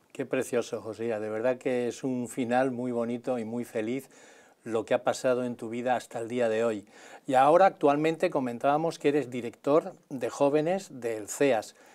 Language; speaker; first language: Spanish; native; Spanish